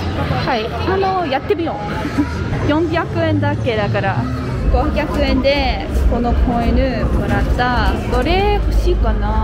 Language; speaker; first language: Japanese; non-native, learner; English